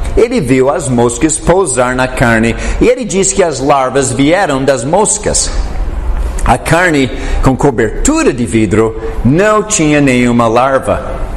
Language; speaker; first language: Portuguese; non-native, fluent; English